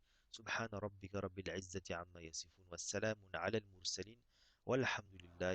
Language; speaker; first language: Arabic; non-native, fluent; French